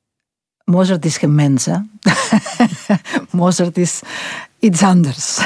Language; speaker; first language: Dutch; non-native, fluent; French